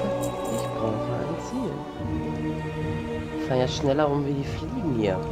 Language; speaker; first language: German; native; German